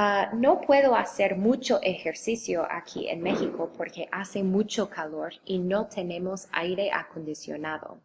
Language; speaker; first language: Spanish; non-native, fluent; English